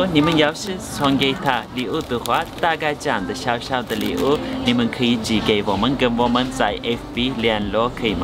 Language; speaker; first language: Chinese; non-native, learner; Turkish